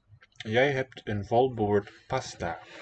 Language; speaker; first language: Dutch; non-native, learner; English